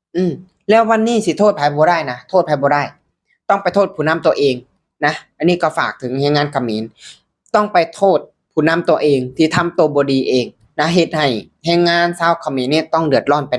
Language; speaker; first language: Thai; non-native, local second language; Lao